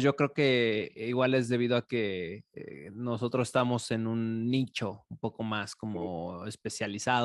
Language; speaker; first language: Spanish; native; Spanish